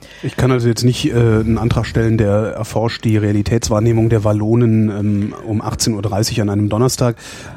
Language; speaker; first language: German; native; German